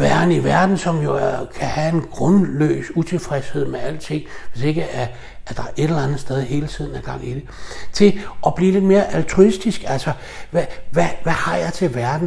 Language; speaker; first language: Danish; native; Danish